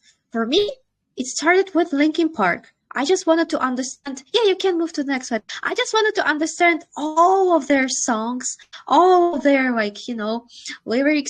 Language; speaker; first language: English; non-native, fluent; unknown